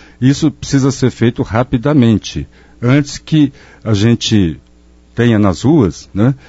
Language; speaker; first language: Portuguese; native; Portuguese